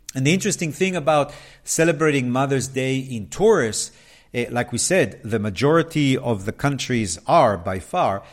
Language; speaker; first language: English; non-native, fluent; Hebrew